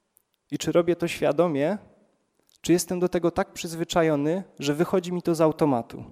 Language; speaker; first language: Polish; native; Polish